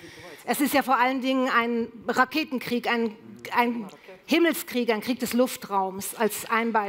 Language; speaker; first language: German; native; German